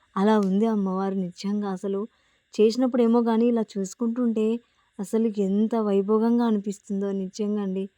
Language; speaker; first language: Telugu; native; Telugu